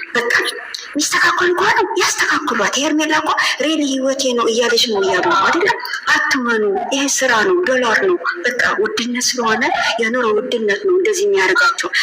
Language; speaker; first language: Amharic; non-native, local second language; Tigrinya